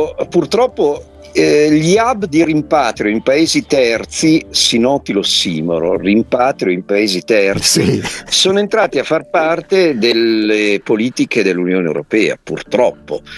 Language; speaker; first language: Italian; native; Italian